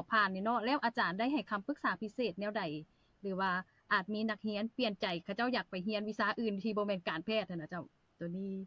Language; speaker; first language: Lao; native; Lao